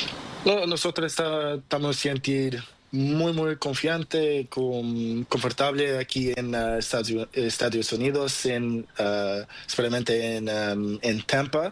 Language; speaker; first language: Spanish; non-native, learner; Portuguese